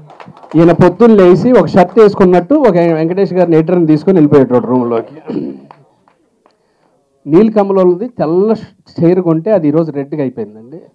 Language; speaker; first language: Telugu; native; Telugu